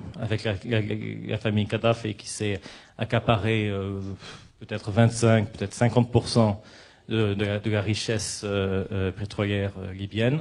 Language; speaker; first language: French; non-native, local second language; Arabic